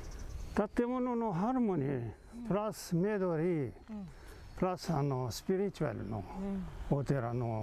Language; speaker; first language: Japanese; non-native, learner; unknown